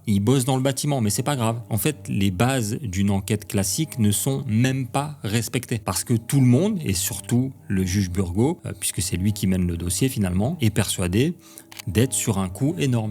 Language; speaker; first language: French; native; French